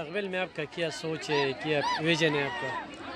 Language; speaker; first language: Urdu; non-native, local second language; Pashto